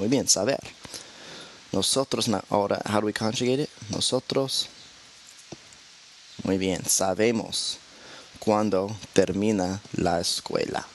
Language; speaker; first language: Spanish; non-native, fluent; English